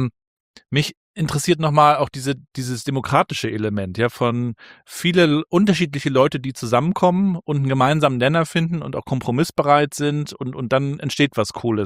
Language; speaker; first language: German; native; German